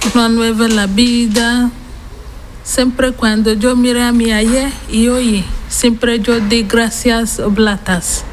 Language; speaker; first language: Spanish; non-native, learner; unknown